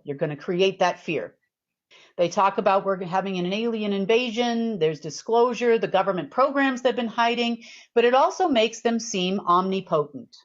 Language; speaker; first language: English; native; English